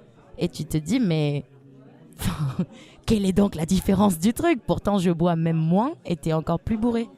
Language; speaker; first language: French; non-native, fluent; Spanish